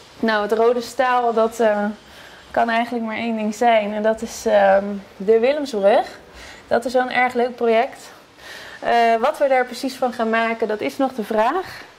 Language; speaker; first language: Dutch; native; Dutch